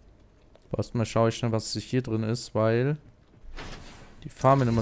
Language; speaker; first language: German; native; German